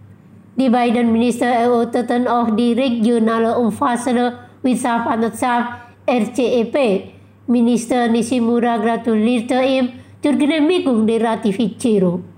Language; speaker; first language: German; non-native, learner; Indonesian